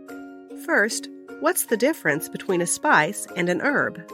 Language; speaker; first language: English; native; English